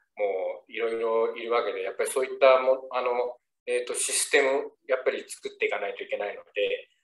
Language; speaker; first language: Japanese; native; Japanese